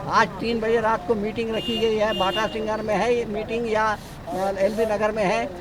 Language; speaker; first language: Hindi; non-native, local second language; Urdu